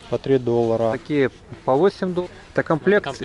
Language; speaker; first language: Russian; native; Russian